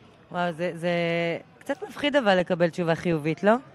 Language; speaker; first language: Hebrew; native; Hebrew